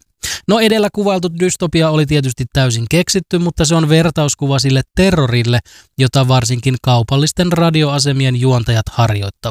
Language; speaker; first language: Finnish; native; Finnish